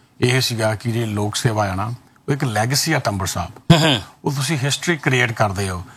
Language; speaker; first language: Punjabi; early bilingual, heritage; Punjabi